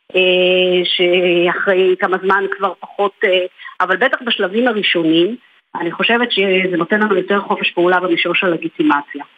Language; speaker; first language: Hebrew; native; Hebrew